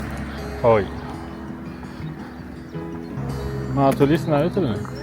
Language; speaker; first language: Japanese; non-native, fluent; French